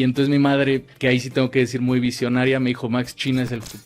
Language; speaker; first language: Spanish; native; Spanish